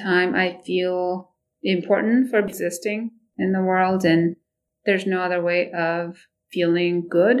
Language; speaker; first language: English; non-native, local second language; Nepali